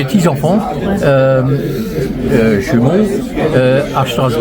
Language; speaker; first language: French; non-native, fluent; German